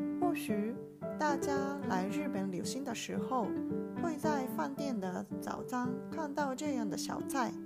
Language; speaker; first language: Chinese; non-native, learner; Japanese